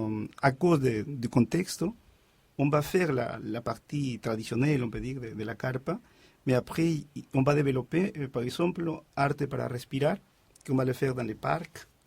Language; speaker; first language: French; non-native, fluent; Spanish